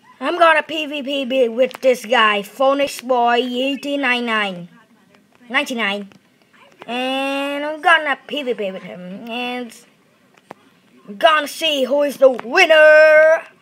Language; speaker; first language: English; non-native, learner; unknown